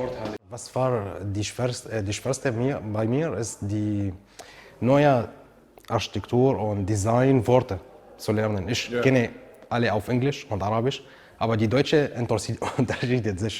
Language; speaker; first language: German; non-native, learner; Arabic